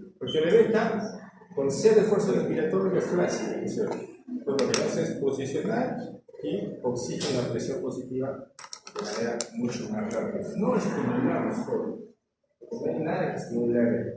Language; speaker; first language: Spanish; native; Spanish